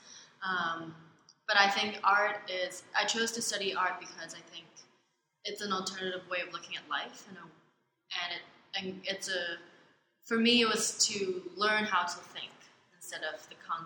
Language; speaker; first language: English; non-native, local second language; Cantonese